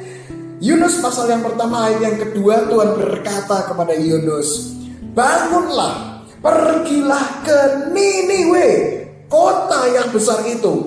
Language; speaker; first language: Indonesian; native; Indonesian